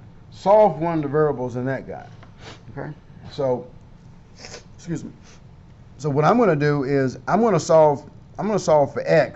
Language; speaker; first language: English; native; English